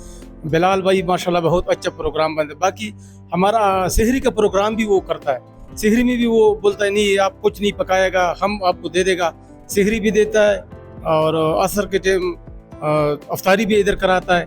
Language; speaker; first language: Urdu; non-native, local second language; Pashto